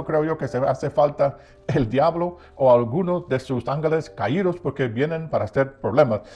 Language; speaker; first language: Spanish; non-native, fluent; English